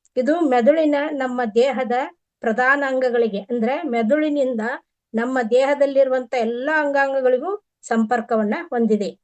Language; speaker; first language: Kannada; native; Kannada